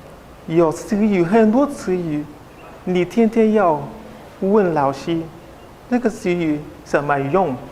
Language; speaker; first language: Chinese; non-native, learner; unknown